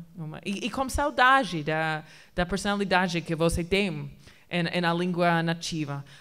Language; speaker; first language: Portuguese; non-native, fluent; English